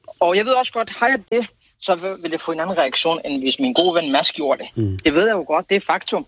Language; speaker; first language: Danish; early bilingual, other home language; Kurdish